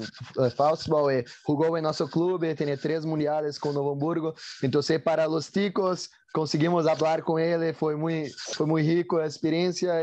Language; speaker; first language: Spanish; non-native, learner; Portuguese